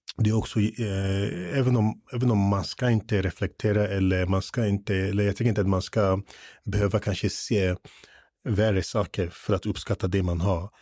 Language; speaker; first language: Swedish; non-native, fluent; English